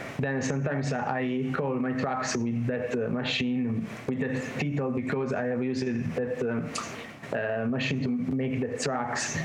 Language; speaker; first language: English; non-native, learner; Italian